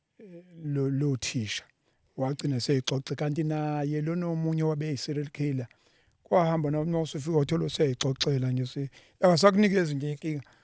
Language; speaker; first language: Zulu; native; Zulu